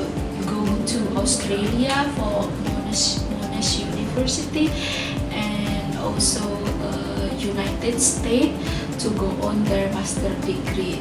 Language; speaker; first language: English; non-native, fluent; Indonesian